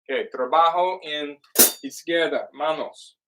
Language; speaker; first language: Spanish; non-native, learner; English